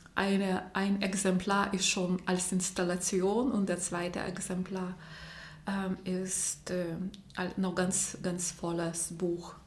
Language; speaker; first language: German; non-native, fluent; Lithuanian